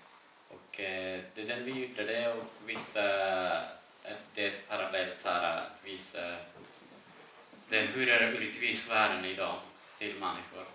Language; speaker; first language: Swedish; non-native, learner; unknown